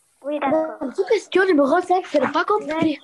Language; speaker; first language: French; non-native, learner; Arabic